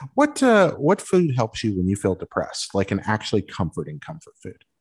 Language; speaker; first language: English; native; English